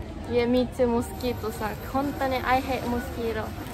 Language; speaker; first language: English; non-native, fluent; Japanese